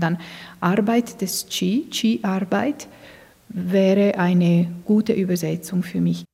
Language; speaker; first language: German; non-native, fluent; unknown